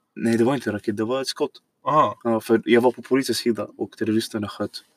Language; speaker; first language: Swedish; non-native, fluent; Arabic